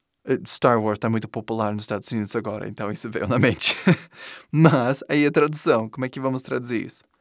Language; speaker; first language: Portuguese; non-native, fluent; English